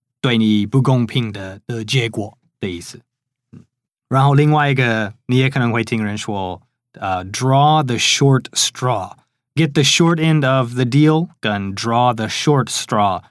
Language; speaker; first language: Chinese; non-native, fluent; English